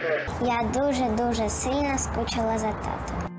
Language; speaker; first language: Ukrainian; non-native, local second language; Russian